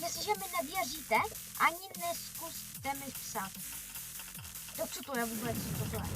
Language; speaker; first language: Czech; early bilingual, other home language; Russian